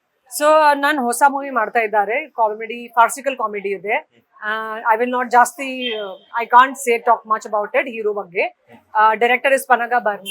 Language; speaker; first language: Kannada; non-native, learner; Hindi